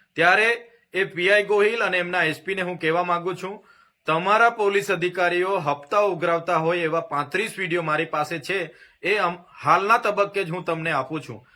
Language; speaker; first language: Gujarati; non-native, local second language; Vasavi